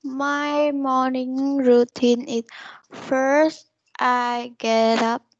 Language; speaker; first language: English; non-native, learner; Vietnamese